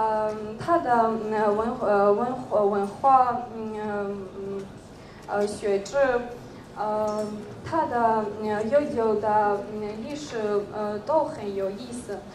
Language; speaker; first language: Chinese; non-native, learner; Georgian